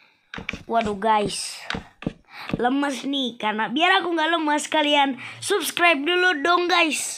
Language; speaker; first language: Indonesian; native; Indonesian